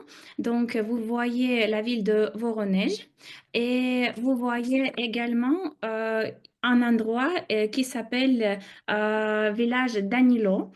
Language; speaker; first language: French; non-native, fluent; Russian